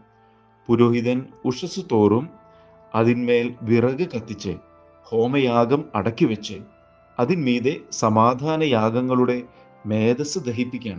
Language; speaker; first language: Malayalam; native; Malayalam